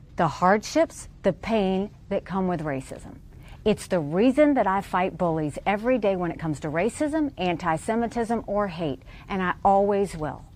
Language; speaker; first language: English; native; English